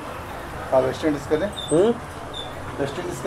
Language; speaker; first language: Hindi; non-native, local second language; Telugu